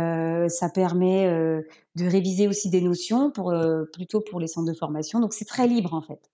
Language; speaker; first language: French; native; French